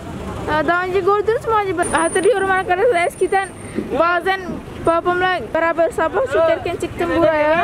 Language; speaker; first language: Turkish; non-native, learner; Javanese